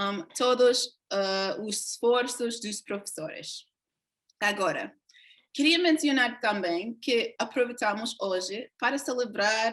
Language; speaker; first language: Portuguese; non-native, fluent; English